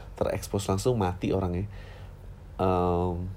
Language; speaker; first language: Indonesian; native; Indonesian